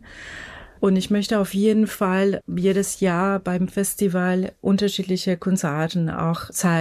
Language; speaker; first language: German; non-native, fluent; Persian